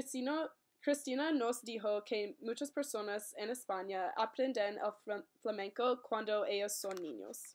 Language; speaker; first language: Spanish; non-native, learner; English